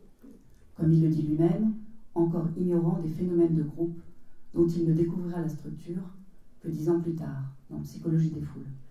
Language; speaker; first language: French; native; French